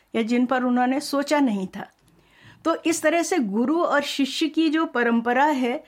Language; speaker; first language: Hindi; non-native, local second language; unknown